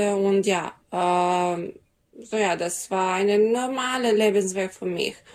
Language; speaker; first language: German; non-native, fluent; Serbian